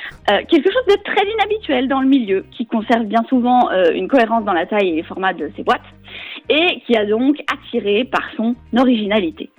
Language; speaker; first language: French; native; French